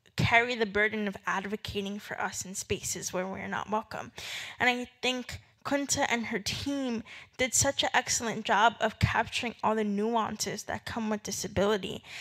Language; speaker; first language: English; native; English